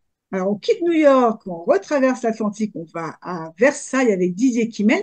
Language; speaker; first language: French; native; French